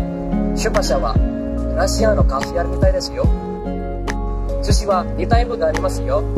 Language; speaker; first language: Japanese; non-native, learner; Indonesian